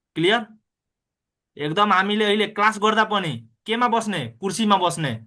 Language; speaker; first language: Nepali; non-native, local second language; Bhojpuri